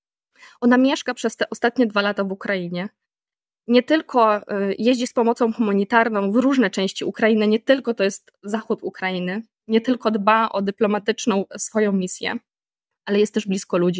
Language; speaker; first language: Polish; early bilingual, heritage; Polish